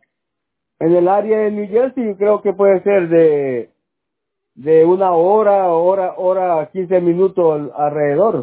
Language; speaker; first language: Spanish; native; Spanish